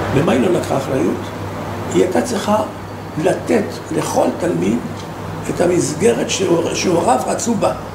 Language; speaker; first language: Hebrew; non-native, fluent; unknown